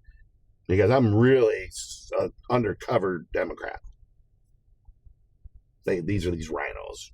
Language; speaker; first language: English; native; English